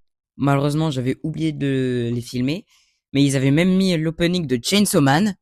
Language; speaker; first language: French; native; French